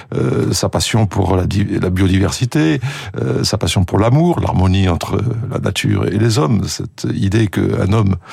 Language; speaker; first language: French; native; French